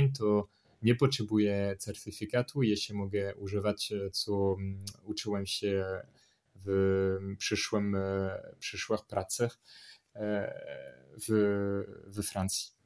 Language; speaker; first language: Polish; non-native, learner; French